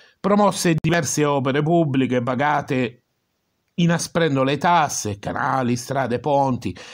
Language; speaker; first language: Italian; native; Italian